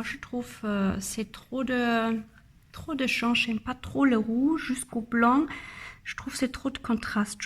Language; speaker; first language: French; non-native, learner; German